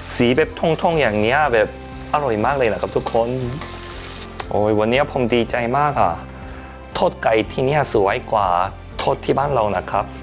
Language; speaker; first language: Thai; non-native, fluent; Korean